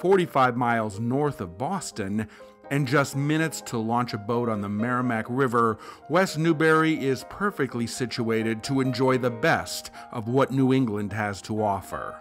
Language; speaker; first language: English; native; English